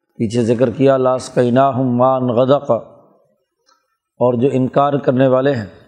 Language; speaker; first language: Urdu; non-native, local second language; Punjabi